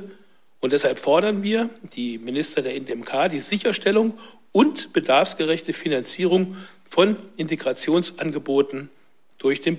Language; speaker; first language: German; native; German